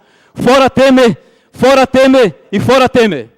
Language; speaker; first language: Portuguese; native; Portuguese